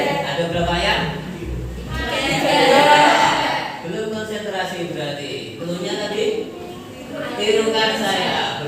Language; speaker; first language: Indonesian; native; Indonesian